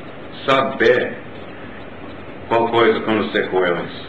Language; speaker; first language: Portuguese; non-native, learner; English